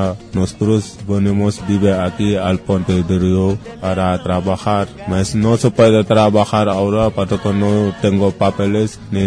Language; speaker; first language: Spanish; non-native, learner; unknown